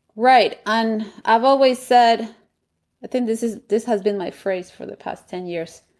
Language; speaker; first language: English; non-native, fluent; Spanish